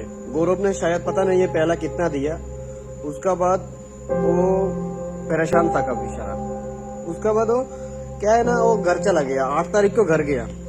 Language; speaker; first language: Hindi; non-native, fluent; Bangla